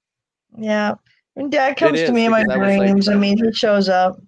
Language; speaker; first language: English; native; English